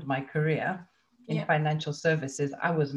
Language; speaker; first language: English; non-native, local second language; Shona